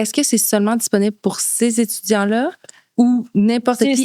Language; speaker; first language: French; native; French